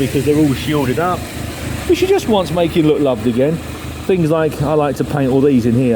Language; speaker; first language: English; native; English